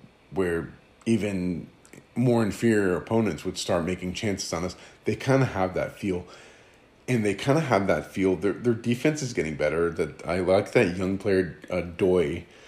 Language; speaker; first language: English; early bilingual, other home language; Greek